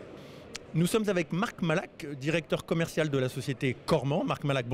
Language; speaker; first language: French; native; French